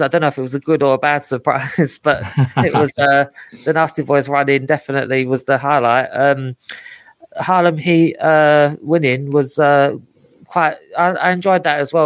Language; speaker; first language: English; native; English